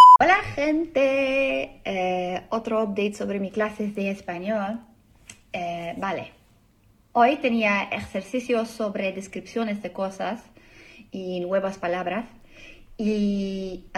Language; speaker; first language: Spanish; non-native, learner; English